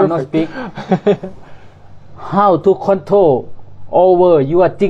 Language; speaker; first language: English; non-native, learner; Thai